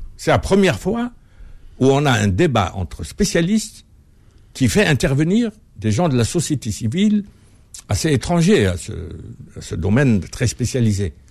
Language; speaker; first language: French; non-native, local second language; Arabic